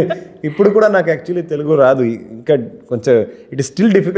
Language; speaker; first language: Telugu; non-native, learner; Kannada